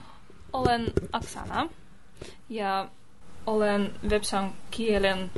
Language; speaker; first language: Finnish; non-native, learner; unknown